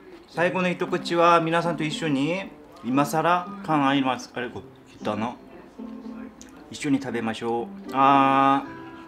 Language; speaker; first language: Japanese; non-native, fluent; Korean